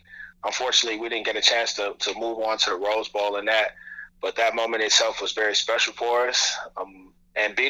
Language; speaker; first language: English; native; English